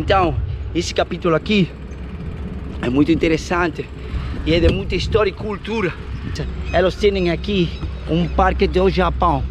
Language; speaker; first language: Portuguese; non-native, fluent; Spanish